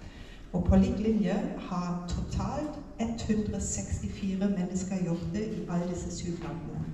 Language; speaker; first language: Norwegian; non-native, fluent; German